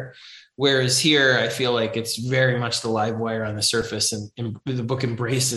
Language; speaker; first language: English; native; English